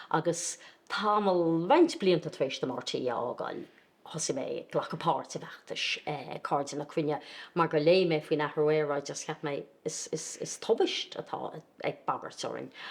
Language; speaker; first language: Irish; native; Irish